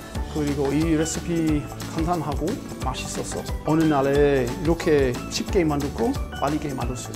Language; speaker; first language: Korean; non-native, learner; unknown